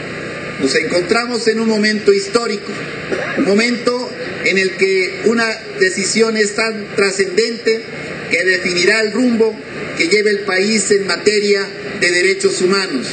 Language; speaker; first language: Spanish; native; Spanish